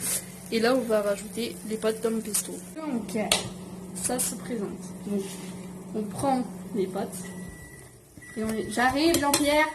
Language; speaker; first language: French; native; French